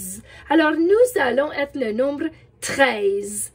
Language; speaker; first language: French; non-native, fluent; English